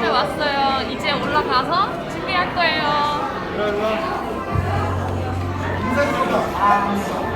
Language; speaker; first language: Korean; non-native, fluent; French